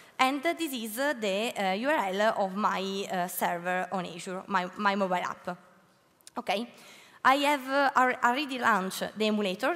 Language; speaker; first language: English; non-native, learner; Italian